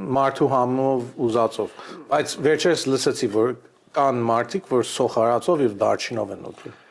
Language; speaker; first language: Armenian; early bilingual, heritage; Armenian